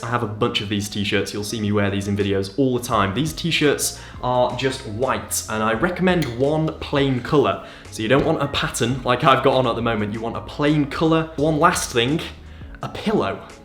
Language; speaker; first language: English; native; English